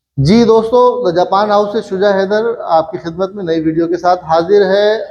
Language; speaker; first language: Urdu; native; Urdu